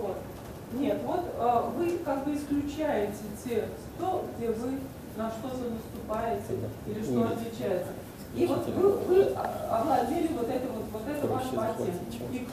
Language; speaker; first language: Russian; native; Russian